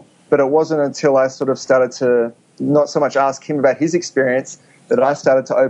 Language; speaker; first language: English; native; English